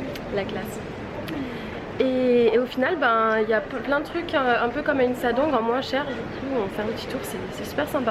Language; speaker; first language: French; native; French